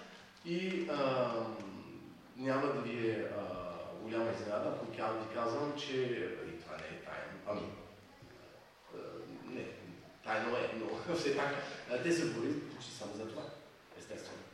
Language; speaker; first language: Bulgarian; non-native, fluent; French